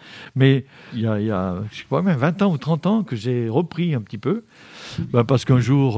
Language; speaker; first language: French; native; French